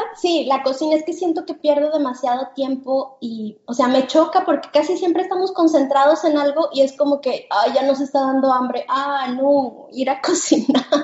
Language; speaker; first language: Spanish; native; Spanish